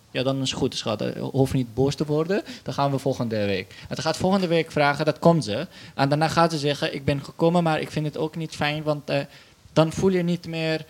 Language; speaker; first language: Dutch; non-native, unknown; Arabic